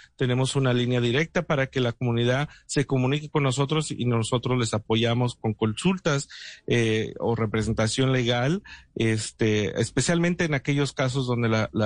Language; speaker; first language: Spanish; early bilingual, heritage; Spanish